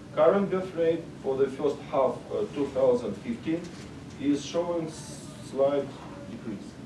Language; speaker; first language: English; non-native, learner; Russian